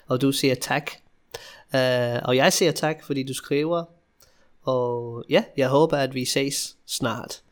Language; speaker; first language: Danish; non-native, fluent; English